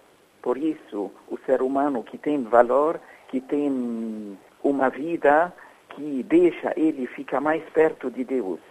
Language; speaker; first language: Portuguese; non-native, fluent; Arabic